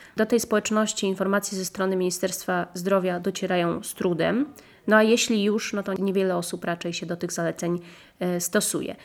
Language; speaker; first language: Polish; native; Polish